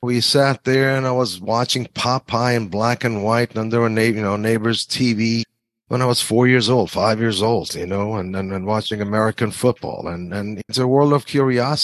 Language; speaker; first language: English; non-native, fluent; Persian